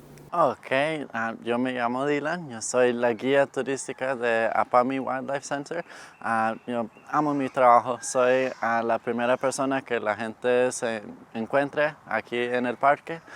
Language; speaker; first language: Spanish; non-native, fluent; English